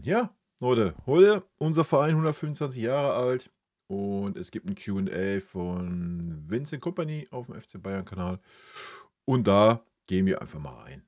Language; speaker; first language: German; native; German